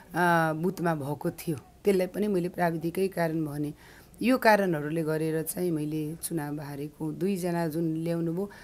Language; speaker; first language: Nepali; non-native, local second language; Maithili